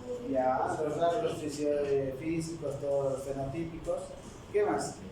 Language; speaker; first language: Spanish; native; Spanish